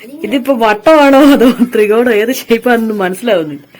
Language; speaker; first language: Malayalam; native; Malayalam